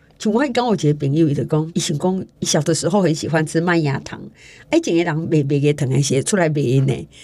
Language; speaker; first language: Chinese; native; Chinese